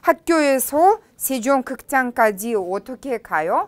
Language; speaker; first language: Korean; non-native, fluent; Russian